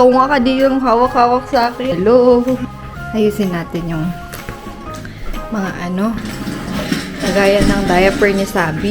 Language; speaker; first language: Filipino; native; Filipino